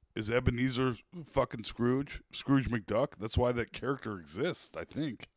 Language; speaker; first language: English; native; English